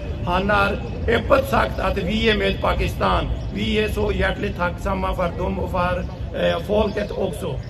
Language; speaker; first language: Swedish; non-native, fluent; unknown